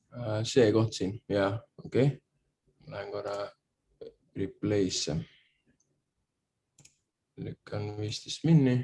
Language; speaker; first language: Estonian; native; Estonian